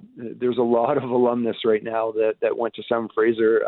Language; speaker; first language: English; native; English